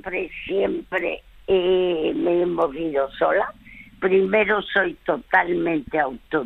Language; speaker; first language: Spanish; early bilingual, other home language; French